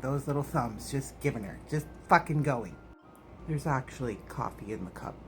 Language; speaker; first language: English; native; English